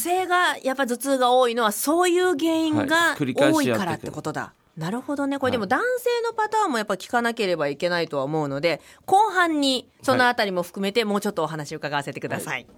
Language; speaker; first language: Japanese; native; Japanese